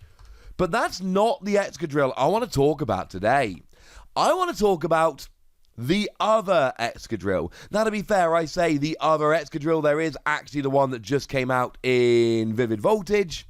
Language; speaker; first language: English; native; English